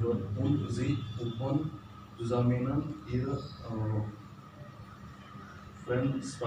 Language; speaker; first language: German; non-native, learner; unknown